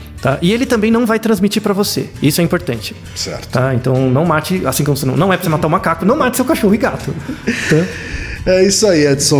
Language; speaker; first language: Portuguese; native; Portuguese